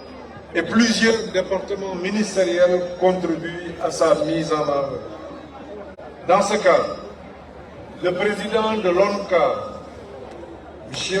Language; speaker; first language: French; non-native, local second language; Wolof